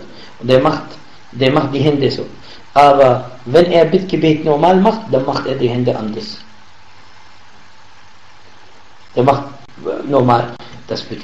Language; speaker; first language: German; non-native, learner; Arabic